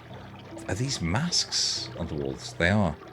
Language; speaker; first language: English; native; English